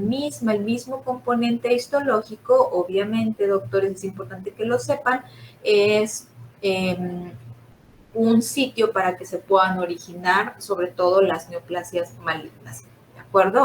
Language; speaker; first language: Spanish; native; Spanish